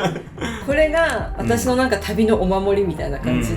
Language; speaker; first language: Japanese; native; Japanese